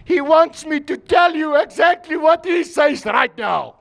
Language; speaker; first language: English; non-native, local second language; Afrikaans